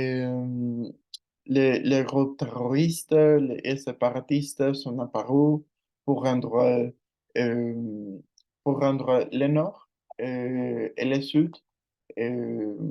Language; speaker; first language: French; non-native, learner; Spanish